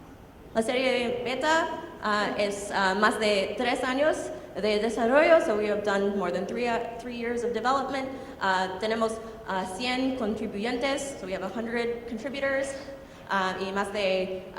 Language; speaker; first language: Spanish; non-native, learner; English